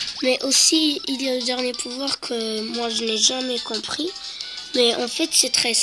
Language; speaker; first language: French; native; French